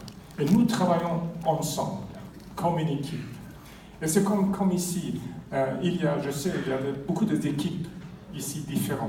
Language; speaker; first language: French; non-native, fluent; Swedish